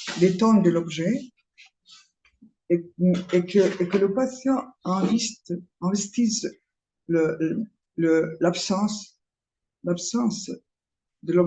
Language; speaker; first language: French; non-native, fluent; Spanish